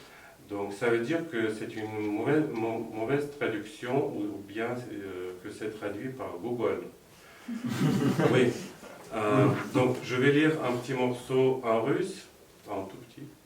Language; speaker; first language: French; non-native, fluent; Russian